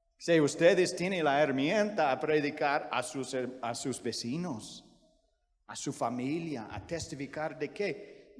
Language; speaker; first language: Spanish; non-native, fluent; English